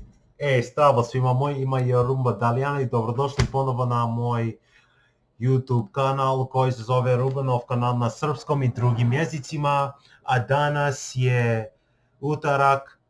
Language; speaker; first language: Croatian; non-native, learner; English